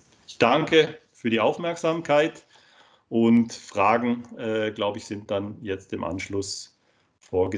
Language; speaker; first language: German; native; German